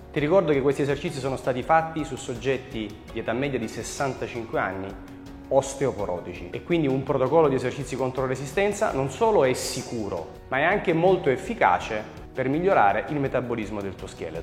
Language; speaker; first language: Italian; native; Italian